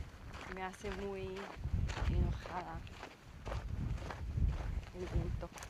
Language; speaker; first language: Spanish; non-native, learner; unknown